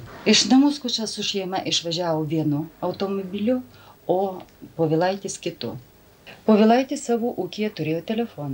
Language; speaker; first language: Lithuanian; native; Lithuanian